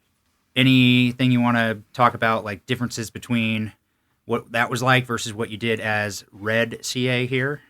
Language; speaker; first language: English; native; English